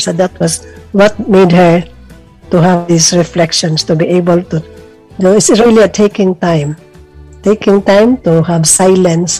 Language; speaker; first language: English; non-native, local second language; Cebuano